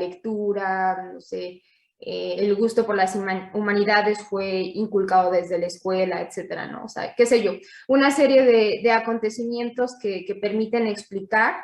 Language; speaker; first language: Spanish; native; Spanish